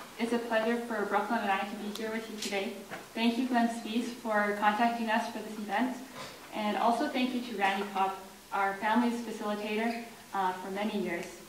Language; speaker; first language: English; native; English